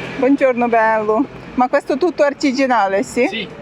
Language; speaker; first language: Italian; non-native, learner; Ukrainian